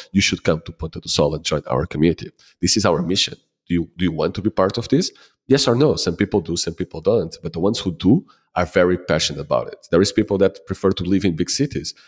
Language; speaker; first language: English; non-native, fluent; Portuguese